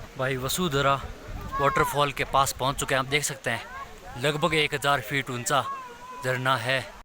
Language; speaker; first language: Hindi; native; Hindi